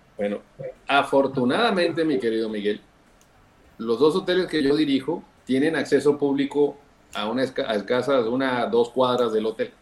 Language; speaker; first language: Spanish; native; Spanish